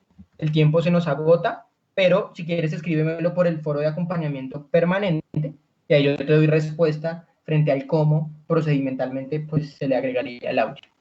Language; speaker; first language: Spanish; native; Spanish